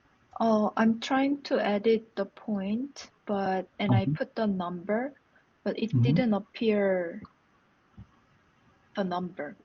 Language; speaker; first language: English; non-native, learner; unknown